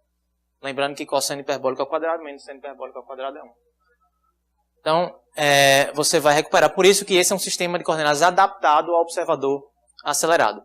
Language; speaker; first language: Portuguese; native; Portuguese